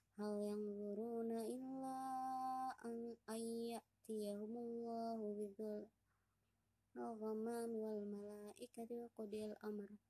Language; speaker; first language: Arabic; non-native, learner; Indonesian